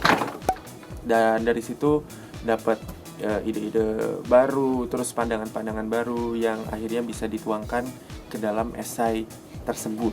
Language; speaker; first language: Indonesian; native; Indonesian